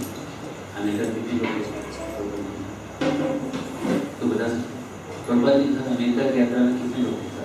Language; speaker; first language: Hindi; native; Hindi